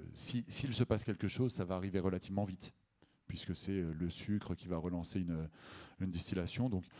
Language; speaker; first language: French; native; French